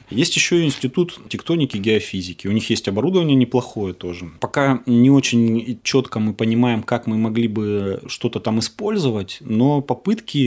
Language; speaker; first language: Russian; native; Russian